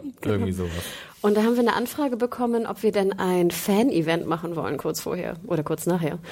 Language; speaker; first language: German; native; German